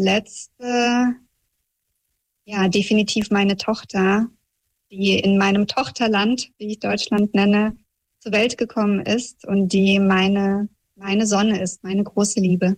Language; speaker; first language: German; early bilingual, other home language; Russian